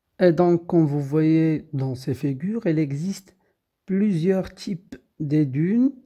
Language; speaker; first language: French; non-native, local second language; Arabic